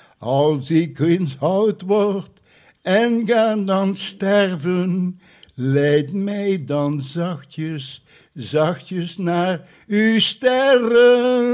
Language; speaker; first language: Dutch; native; Dutch